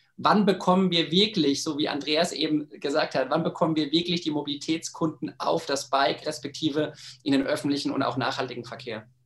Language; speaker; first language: German; native; German